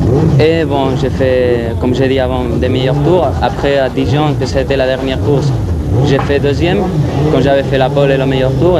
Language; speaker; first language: French; non-native, fluent; Spanish